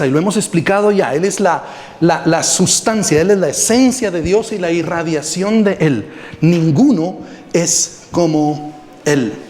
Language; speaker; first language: Spanish; native; Spanish